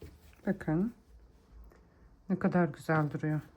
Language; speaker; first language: Turkish; native; Turkish